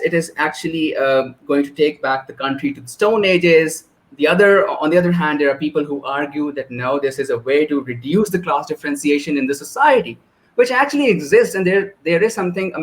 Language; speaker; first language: English; non-native, local second language; Urdu